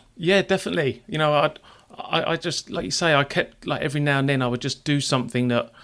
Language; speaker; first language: English; native; English